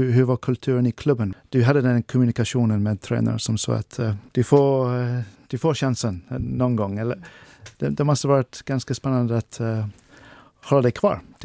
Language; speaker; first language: Swedish; non-native, fluent; English